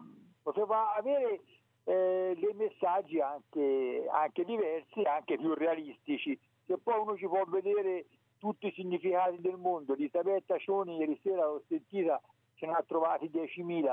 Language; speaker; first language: Italian; native; Italian